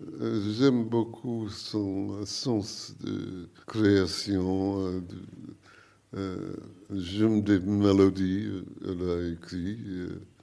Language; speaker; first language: French; non-native, learner; English